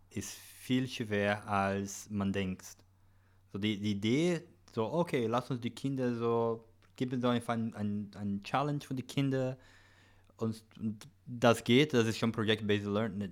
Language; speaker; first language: German; non-native, learner; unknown